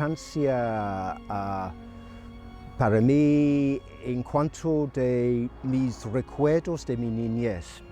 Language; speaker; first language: Spanish; non-native, fluent; English